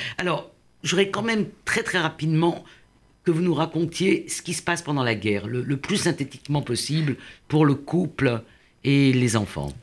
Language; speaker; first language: French; native; French